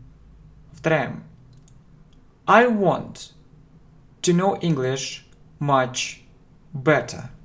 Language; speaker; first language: English; non-native, fluent; Russian